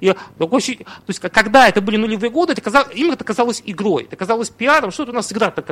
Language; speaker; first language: Russian; native; Russian